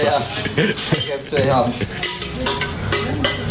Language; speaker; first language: Dutch; non-native, learner; French